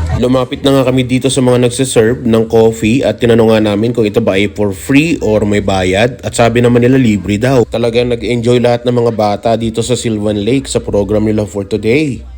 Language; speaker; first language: Filipino; native; Filipino